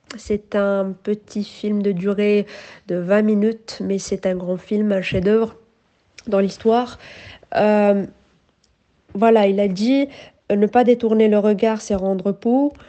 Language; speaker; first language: French; non-native, local second language; Arabic